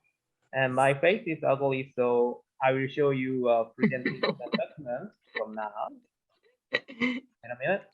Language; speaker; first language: English; non-native, learner; Korean